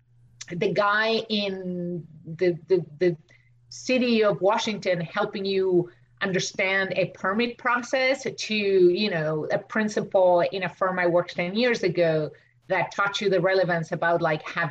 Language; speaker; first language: English; non-native, fluent; Spanish